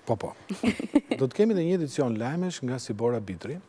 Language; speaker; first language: Albanian; native; Albanian